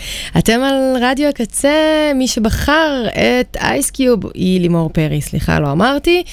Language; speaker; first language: Hebrew; native; Hebrew